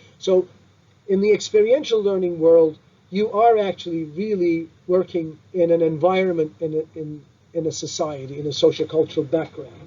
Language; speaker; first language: English; non-native, fluent; Turkish